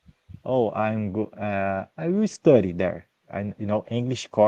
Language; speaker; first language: English; non-native, learner; Portuguese